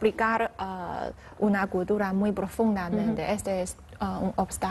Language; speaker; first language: Spanish; non-native, learner; Chinese